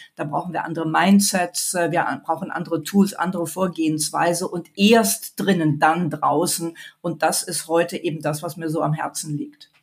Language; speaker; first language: German; native; German